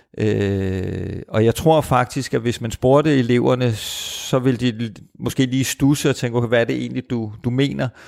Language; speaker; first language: Danish; native; Danish